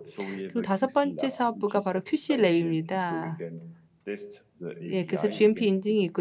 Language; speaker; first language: Korean; native; Korean